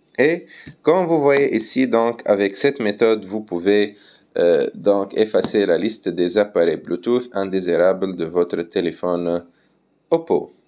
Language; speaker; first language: French; non-native, local second language; Arabic